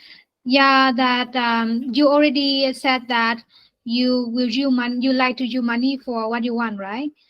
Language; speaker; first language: English; non-native, learner; Vietnamese